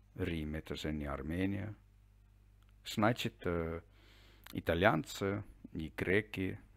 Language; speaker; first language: Russian; non-native, fluent; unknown